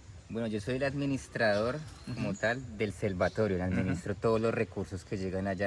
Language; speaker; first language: Spanish; native; Spanish